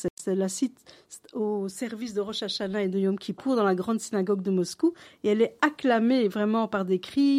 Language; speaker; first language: French; native; French